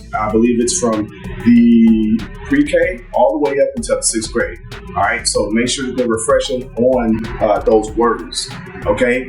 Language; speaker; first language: English; native; English